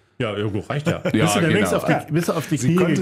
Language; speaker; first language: German; native; German